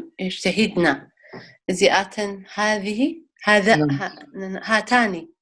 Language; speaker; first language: Arabic; non-native, learner; Tigrinya